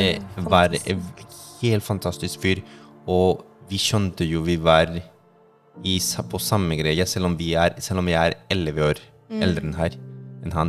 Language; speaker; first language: Norwegian; non-native, fluent; Spanish